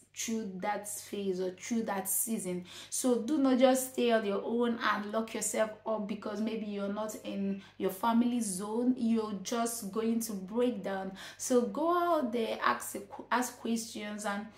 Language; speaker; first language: English; non-native, local second language; Igbo